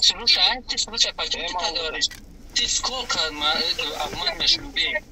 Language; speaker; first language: Russian; non-native, learner; Tajik